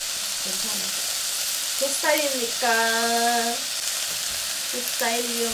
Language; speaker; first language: Korean; non-native, fluent; Filipino